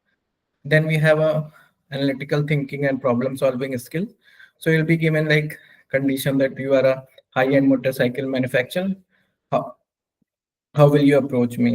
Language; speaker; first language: English; non-native, local second language; Hindi